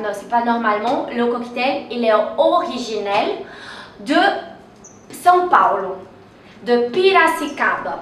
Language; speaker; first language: French; non-native, fluent; Portuguese